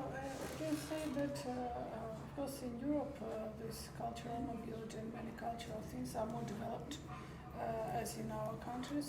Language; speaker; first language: English; non-native, learner; Armenian